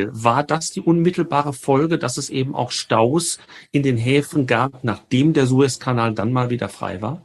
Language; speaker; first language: German; native; German